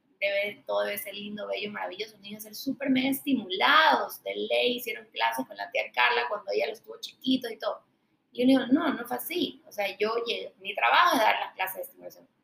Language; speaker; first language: Spanish; native; Spanish